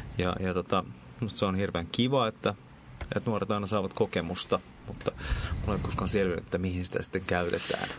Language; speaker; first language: Finnish; native; Finnish